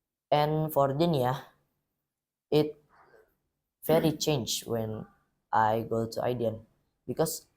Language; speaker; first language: English; non-native, learner; Indonesian